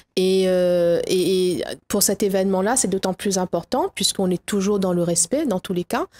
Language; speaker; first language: French; native; French